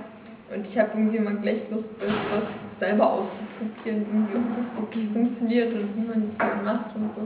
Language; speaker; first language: German; native; German